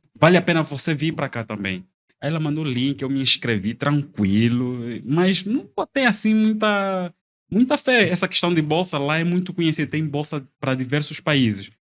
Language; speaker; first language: Portuguese; native; Portuguese